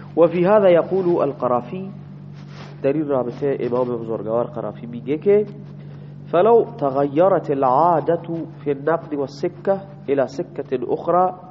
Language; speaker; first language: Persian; non-native, local second language; Baluchi